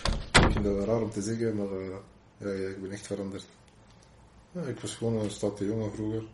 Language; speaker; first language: Dutch; non-native, local second language; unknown